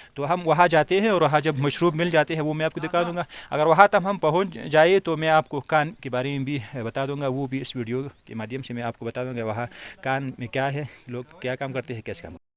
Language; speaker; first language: Hindi; non-native, fluent; Pashto